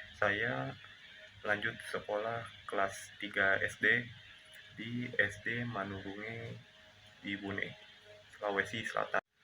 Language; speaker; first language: Indonesian; native; Indonesian